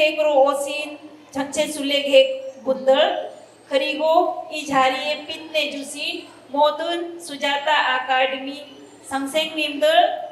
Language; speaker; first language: Korean; non-native, learner; Hindi